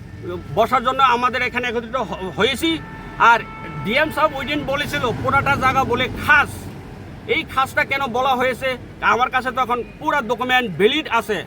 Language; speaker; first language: Bangla; non-native, local second language; Kok Borok